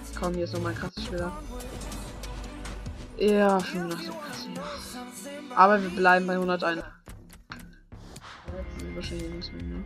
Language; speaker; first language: German; native; German